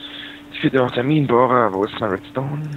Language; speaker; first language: German; native; German